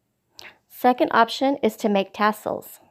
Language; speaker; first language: English; native; English